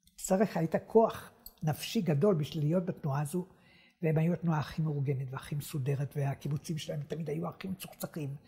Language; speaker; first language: Hebrew; native; Hebrew